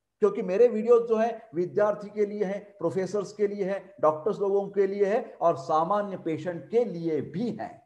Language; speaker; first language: Hindi; non-native, local second language; Marathi